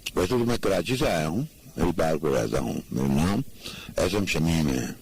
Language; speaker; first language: Urdu; native; Urdu